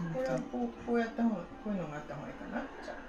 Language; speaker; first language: Japanese; native; Japanese